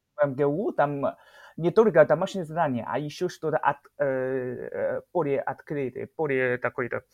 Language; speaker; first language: Russian; non-native, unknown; Chinese